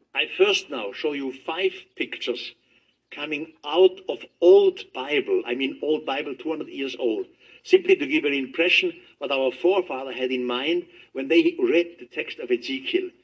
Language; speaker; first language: English; non-native, fluent; German